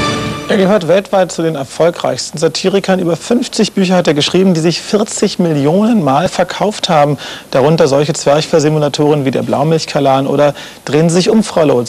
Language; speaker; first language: German; native; German